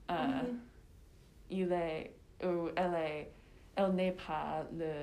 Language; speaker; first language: French; non-native, learner; English